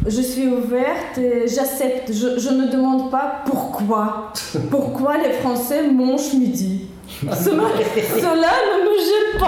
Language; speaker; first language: French; non-native, learner; Russian